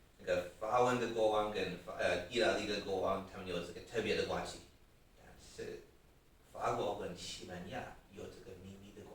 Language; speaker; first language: Chinese; non-native, learner; English